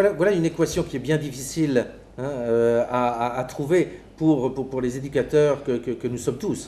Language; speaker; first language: French; native; French